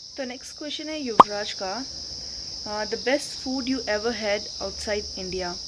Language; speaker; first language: Hindi; native; Hindi